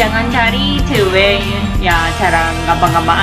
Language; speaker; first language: Indonesian; non-native, learner; Japanese